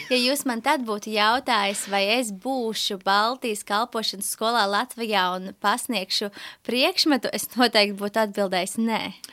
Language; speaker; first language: Latvian; native; Latvian